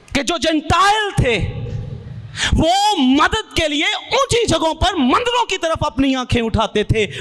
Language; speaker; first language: Urdu; non-native, local second language; Punjabi